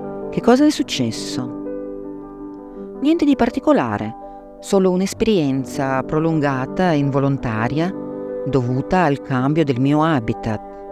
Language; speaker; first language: Italian; non-native, fluent; Russian